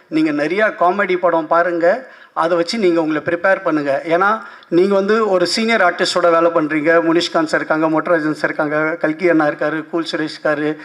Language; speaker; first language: Tamil; non-native, local second language; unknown